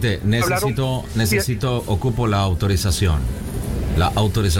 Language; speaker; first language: Spanish; native; Spanish